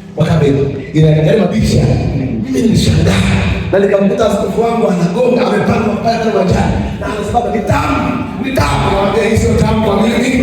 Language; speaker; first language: Swahili; non-native, local second language; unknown